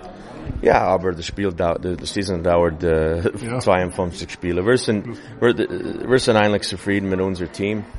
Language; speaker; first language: German; non-native, fluent; English